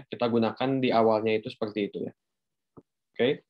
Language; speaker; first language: Indonesian; native; Indonesian